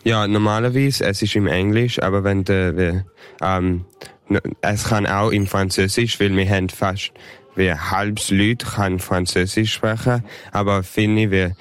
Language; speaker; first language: German; early bilingual, heritage; English